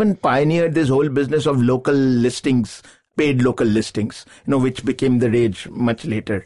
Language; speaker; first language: English; non-native, local second language; Bangla